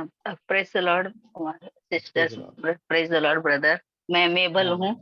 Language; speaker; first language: Hindi; non-native, local second language; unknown